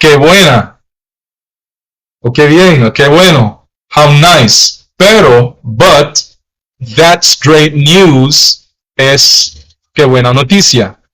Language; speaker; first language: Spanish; non-native, learner; English